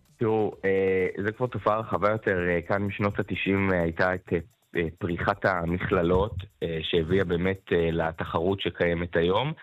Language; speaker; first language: Hebrew; native; Hebrew